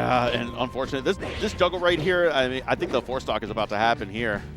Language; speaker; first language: English; native; English